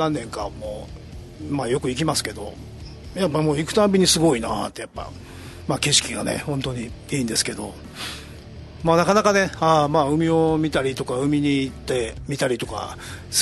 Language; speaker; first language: Japanese; native; Japanese